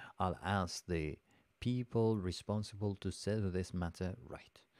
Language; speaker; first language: English; non-native, fluent; Persian